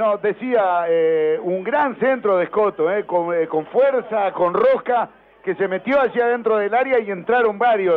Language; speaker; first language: Spanish; native; Spanish